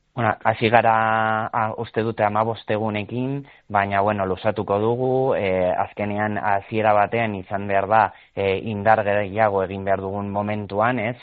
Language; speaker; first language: Basque; non-native, local second language; Spanish